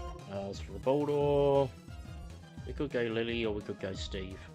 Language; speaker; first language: English; native; English